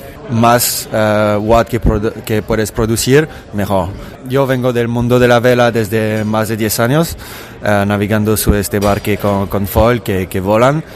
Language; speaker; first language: Spanish; non-native, fluent; Italian